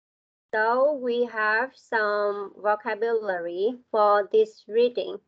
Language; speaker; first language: English; non-native, learner; Vietnamese